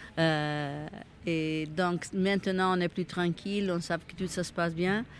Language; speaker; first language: French; non-native, fluent; Italian